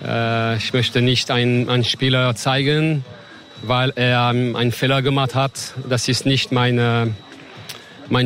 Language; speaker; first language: German; non-native, learner; French